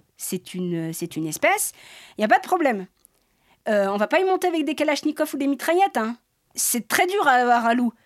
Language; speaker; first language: French; native; French